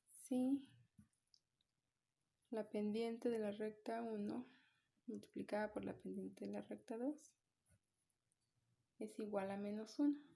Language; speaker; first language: Spanish; native; Spanish